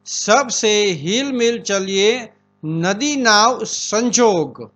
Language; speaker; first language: Hindi; non-native, local second language; Gujarati